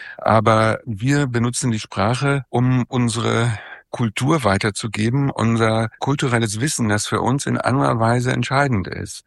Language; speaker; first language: German; native; German